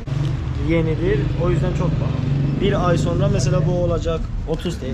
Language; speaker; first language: Turkish; non-native, fluent; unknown